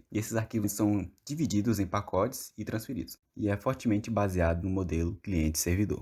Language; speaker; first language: Portuguese; native; Portuguese